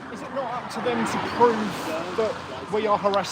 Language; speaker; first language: English; native; English